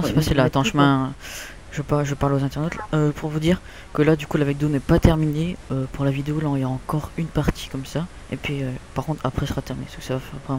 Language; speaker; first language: French; native; French